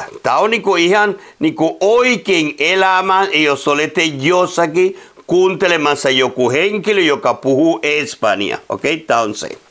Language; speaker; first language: Finnish; non-native, fluent; Spanish